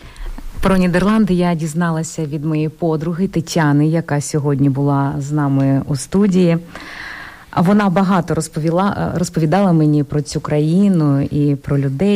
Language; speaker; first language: Ukrainian; native; Ukrainian